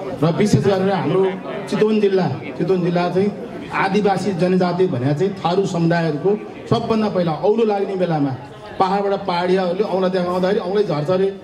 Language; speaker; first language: Nepali; non-native, local second language; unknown